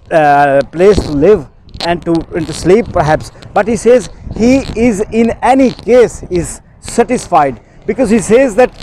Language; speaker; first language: English; non-native, local second language; Urdu